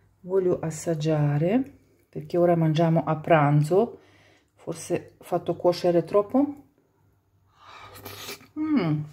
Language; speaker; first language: Italian; non-native, local second language; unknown